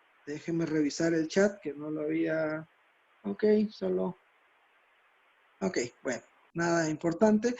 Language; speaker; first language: Spanish; native; Spanish